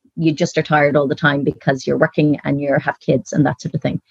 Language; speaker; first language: English; native; English